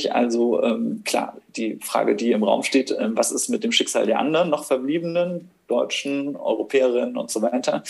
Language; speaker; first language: German; native; German